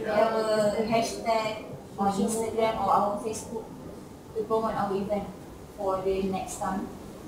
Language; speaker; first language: English; non-native, learner; Malay